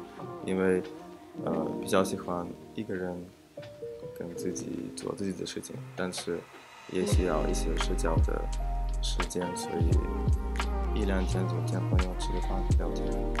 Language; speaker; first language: Chinese; non-native, fluent; Russian